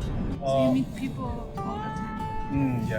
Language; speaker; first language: English; non-native, fluent; German